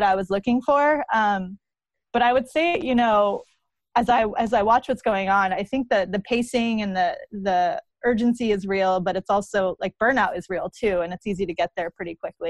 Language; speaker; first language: English; native; English